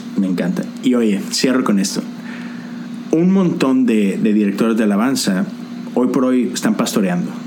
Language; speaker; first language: Spanish; native; Spanish